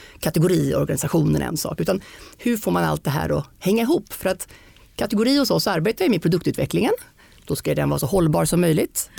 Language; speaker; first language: Swedish; native; Swedish